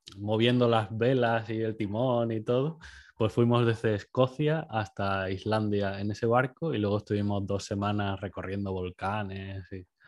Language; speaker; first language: Spanish; native; Spanish